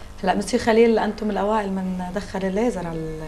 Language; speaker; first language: Arabic; native; Arabic